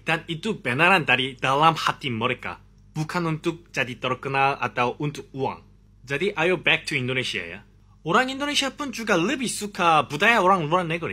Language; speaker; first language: Indonesian; non-native, fluent; Korean